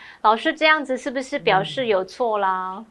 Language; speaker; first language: Chinese; native; Chinese